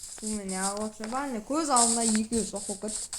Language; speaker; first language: Kazakh; native; Kazakh